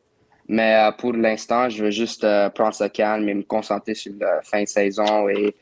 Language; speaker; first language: French; non-native, local second language; English